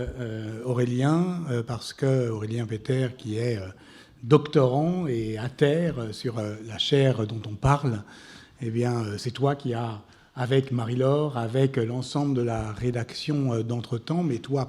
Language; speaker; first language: French; native; French